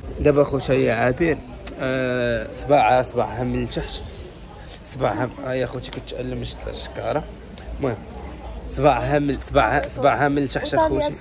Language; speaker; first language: Arabic; native; Arabic